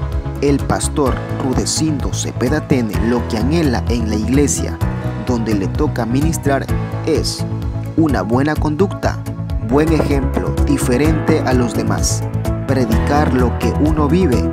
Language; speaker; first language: Spanish; native; Spanish